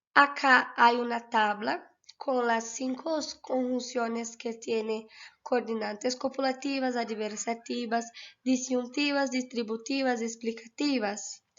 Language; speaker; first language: Spanish; non-native, fluent; Portuguese